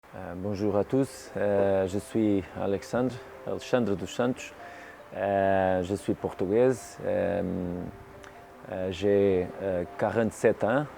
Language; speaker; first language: French; non-native, learner; Portuguese